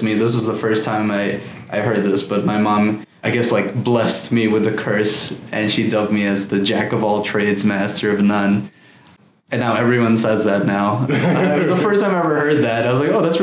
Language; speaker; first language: English; non-native, local second language; Filipino